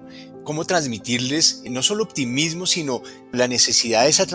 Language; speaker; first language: Spanish; native; Spanish